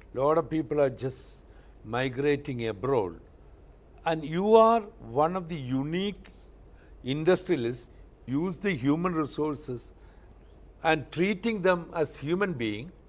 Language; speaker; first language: English; non-native, local second language; Malayalam